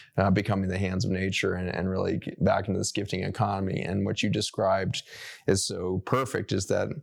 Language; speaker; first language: English; native; English